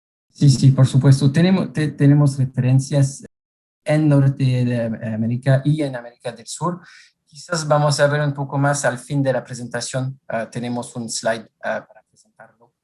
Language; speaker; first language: Spanish; non-native, fluent; French